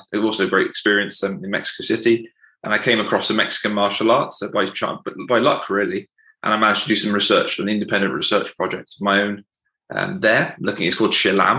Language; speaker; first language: English; native; English